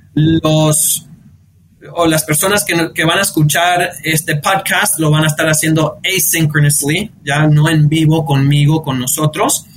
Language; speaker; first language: Spanish; early bilingual, heritage; Spanish